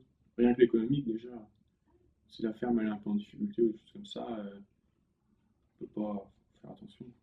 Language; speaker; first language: French; native; French